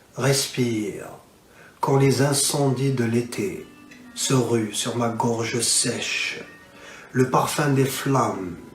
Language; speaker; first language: French; non-native, local second language; Arabic